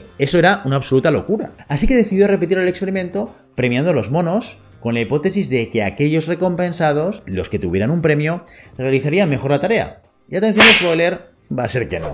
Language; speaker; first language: Spanish; native; Spanish